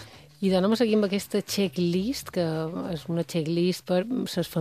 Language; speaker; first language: Catalan; native; Catalan